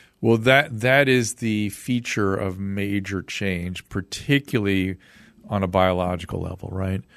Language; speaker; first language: English; native; English